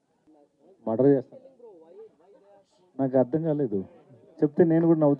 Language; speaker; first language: Telugu; non-native, learner; Tamil